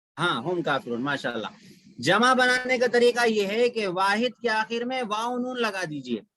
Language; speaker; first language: Urdu; native; Urdu